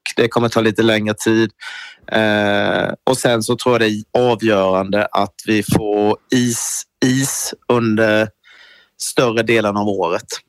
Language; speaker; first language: Swedish; native; Swedish